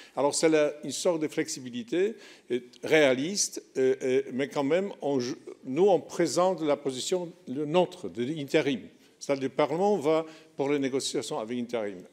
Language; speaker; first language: French; non-native, fluent; Polish